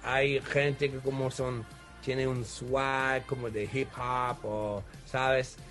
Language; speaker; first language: Spanish; non-native, fluent; French